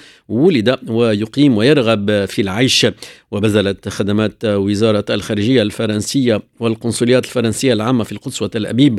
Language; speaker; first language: Arabic; native; Arabic